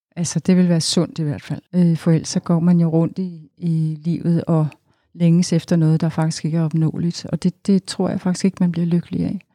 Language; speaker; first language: Danish; native; Danish